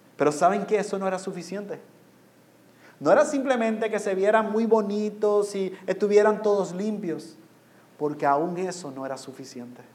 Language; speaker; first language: Spanish; non-native, fluent; English